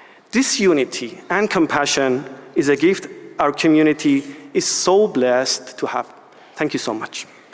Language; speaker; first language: English; non-native, fluent; Persian